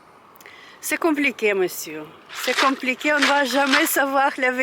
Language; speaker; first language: French; non-native, fluent; Russian